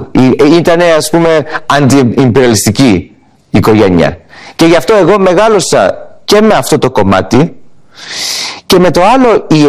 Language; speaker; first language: Greek; early bilingual, heritage; English